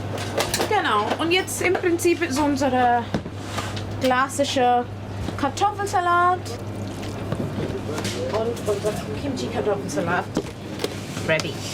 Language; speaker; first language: German; non-native, fluent; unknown